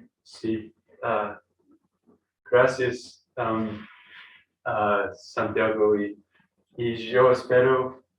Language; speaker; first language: Spanish; non-native, learner; English